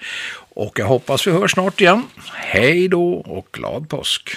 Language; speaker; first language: Swedish; native; Swedish